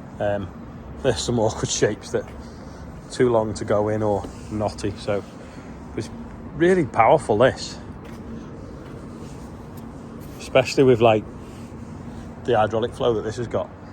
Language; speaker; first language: English; native; English